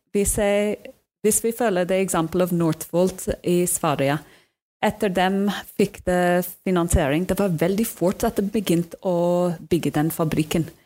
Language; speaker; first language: Norwegian; non-native, fluent; English